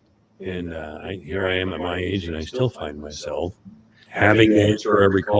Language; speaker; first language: English; native; English